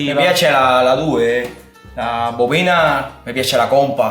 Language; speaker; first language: Italian; non-native, learner; Spanish